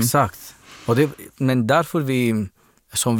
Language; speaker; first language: Swedish; non-native, learner; Greek